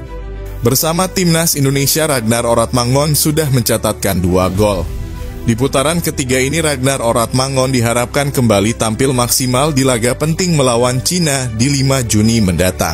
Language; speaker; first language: Indonesian; native; Indonesian